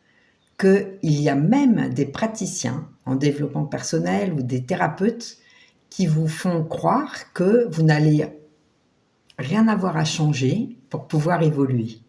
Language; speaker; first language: French; native; French